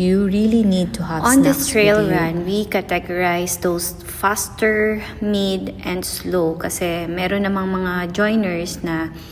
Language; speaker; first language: English; non-native, local second language; Filipino